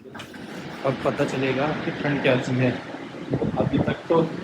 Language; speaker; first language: Hindi; native; Hindi